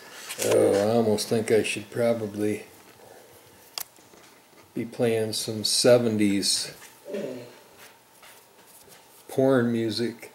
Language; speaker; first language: English; native; English